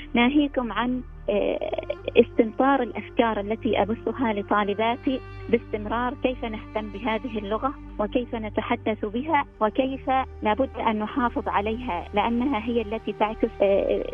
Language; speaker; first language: Arabic; native; Arabic